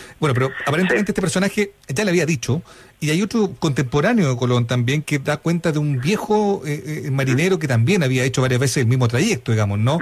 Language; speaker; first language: Spanish; native; Spanish